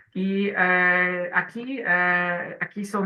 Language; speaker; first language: Spanish; non-native, learner; Polish